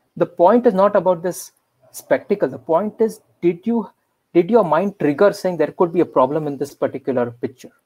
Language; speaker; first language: English; non-native, local second language; Marathi